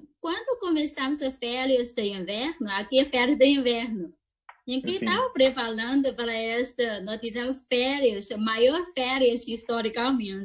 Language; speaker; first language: Portuguese; non-native, fluent; Chinese